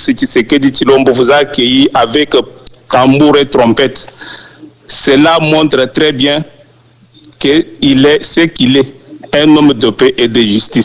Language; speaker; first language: French; non-native, local second language; Lingala